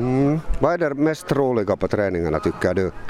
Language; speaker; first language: Swedish; native; Swedish